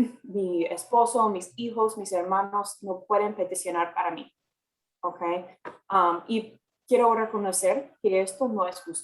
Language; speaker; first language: Spanish; non-native, fluent; English